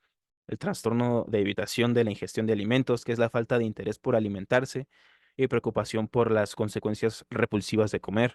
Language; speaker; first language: Spanish; native; Spanish